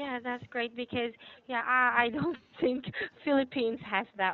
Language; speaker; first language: English; non-native, fluent; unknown